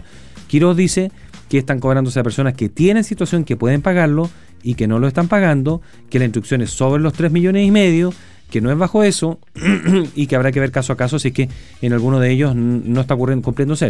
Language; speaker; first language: Spanish; native; Spanish